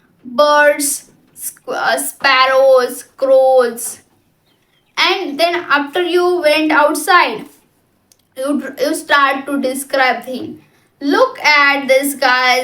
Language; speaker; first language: English; non-native, local second language; Hindi